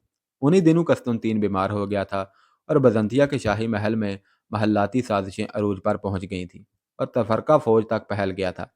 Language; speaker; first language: Urdu; native; Urdu